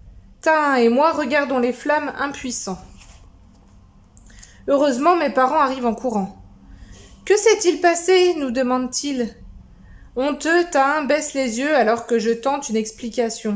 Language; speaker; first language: French; native; French